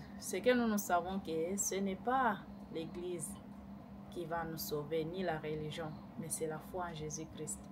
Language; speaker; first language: French; non-native, local second language; Lingala